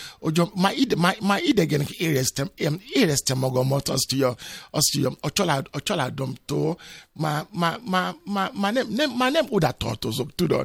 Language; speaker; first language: Hungarian; non-native, fluent; Yoruba